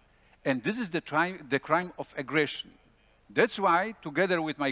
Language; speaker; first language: English; non-native, fluent; Polish